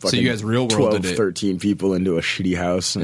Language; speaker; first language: English; native; English